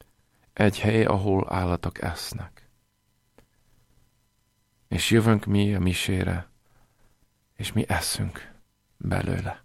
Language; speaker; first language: Hungarian; non-native, fluent; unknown